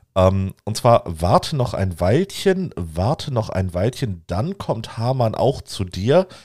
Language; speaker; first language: German; native; German